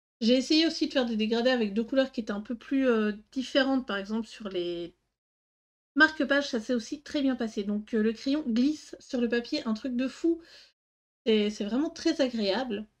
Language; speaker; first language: French; native; French